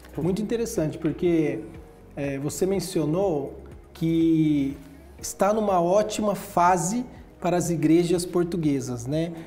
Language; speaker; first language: Portuguese; native; Portuguese